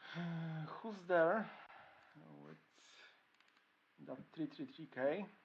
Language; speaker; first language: English; non-native, fluent; Polish